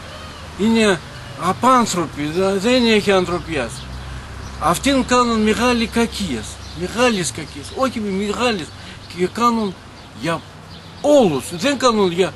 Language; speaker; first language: Greek; non-native, learner; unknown